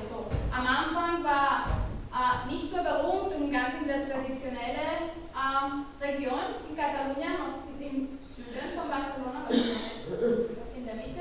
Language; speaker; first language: German; non-native, learner; Catalan